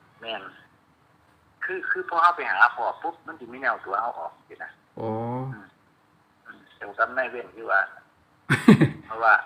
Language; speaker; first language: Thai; non-native, local second language; Lao